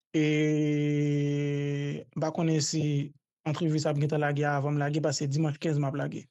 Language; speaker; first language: Haitian Creole; native; Haitian Creole